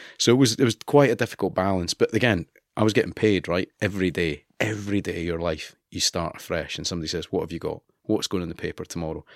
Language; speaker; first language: English; native; English